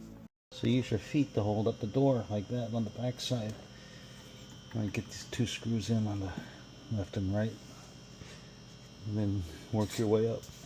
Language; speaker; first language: English; native; English